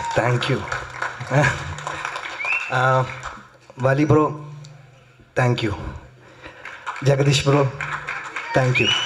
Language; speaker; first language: Tamil; non-native, learner; Malayalam